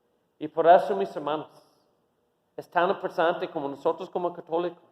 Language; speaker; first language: Spanish; non-native, fluent; English